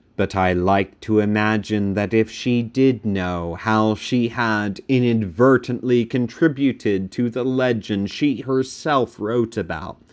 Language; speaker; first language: English; native; English